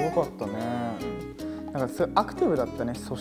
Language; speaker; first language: Japanese; native; Japanese